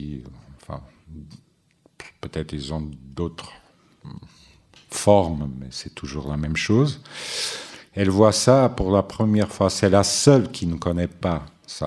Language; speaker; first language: French; non-native, fluent; Portuguese